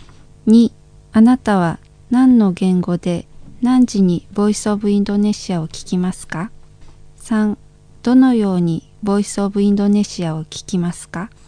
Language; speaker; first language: Japanese; non-native, learner; Indonesian